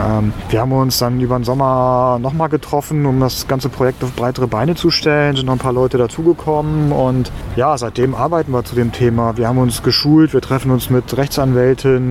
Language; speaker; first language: German; native; German